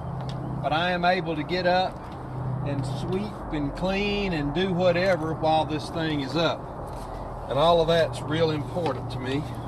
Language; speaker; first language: English; native; English